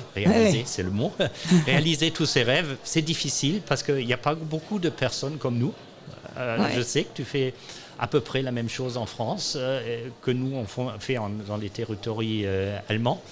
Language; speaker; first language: French; non-native, learner; German